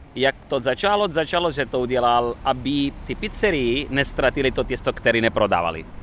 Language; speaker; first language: Czech; non-native, fluent; Italian